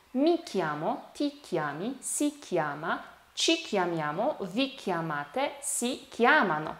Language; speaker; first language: Italian; non-native, fluent; Polish